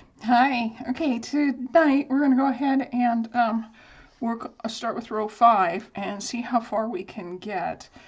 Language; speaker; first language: English; native; English